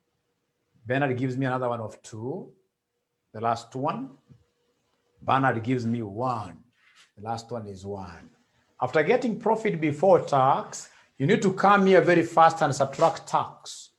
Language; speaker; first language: English; non-native, local second language; Swahili